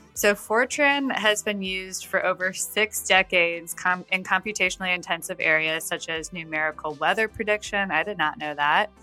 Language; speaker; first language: English; native; English